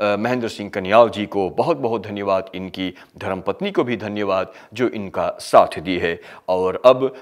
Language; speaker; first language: Hindi; early bilingual, heritage; Hindi